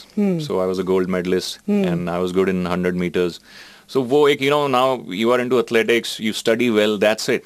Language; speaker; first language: English; non-native, local second language; Punjabi